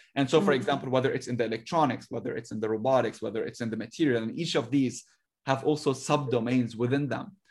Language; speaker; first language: English; non-native, fluent; Arabic